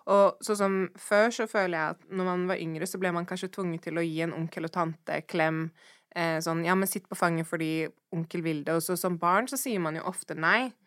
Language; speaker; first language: Norwegian; early bilingual, other home language; English